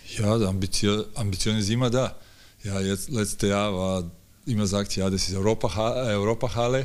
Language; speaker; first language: German; non-native, learner; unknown